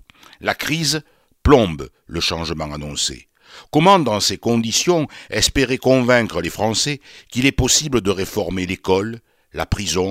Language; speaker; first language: French; native; French